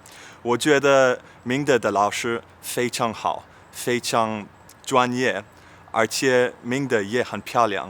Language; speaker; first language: Chinese; non-native, learner; English